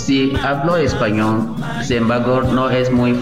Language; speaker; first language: Spanish; non-native, learner; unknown